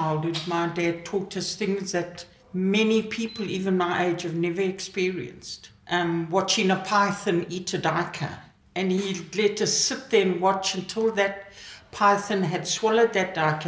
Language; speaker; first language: English; native; English